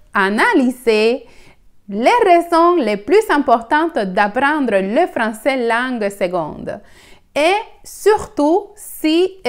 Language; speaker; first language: French; non-native, fluent; Spanish